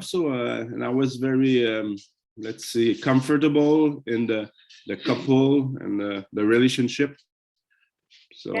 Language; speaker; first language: English; non-native, fluent; French